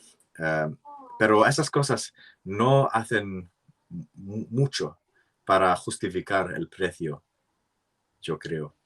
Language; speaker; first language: Spanish; non-native, learner; English